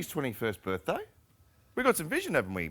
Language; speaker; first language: English; native; English